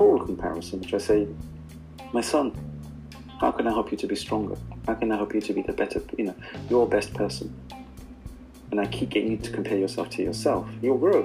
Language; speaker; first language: English; non-native, local second language; Urdu